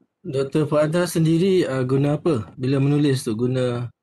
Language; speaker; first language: Malay; native; Malay